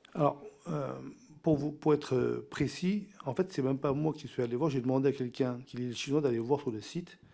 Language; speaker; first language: French; non-native, local second language; Min Nan Chinese